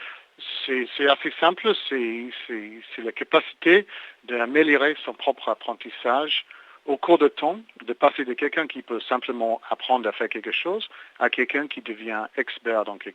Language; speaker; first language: French; native; French